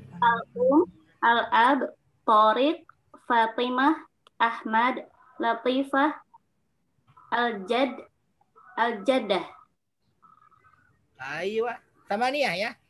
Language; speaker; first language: Arabic; non-native, learner; Indonesian